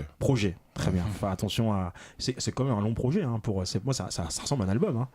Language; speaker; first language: French; native; French